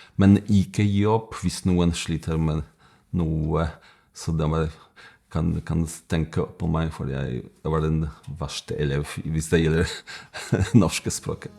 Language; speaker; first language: Norwegian; non-native, fluent; Polish